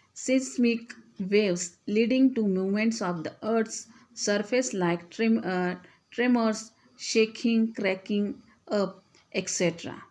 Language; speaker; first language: English; non-native, local second language; Marathi